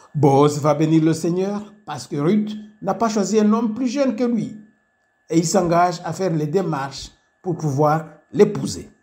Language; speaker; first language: French; non-native, local second language; Kinyarwanda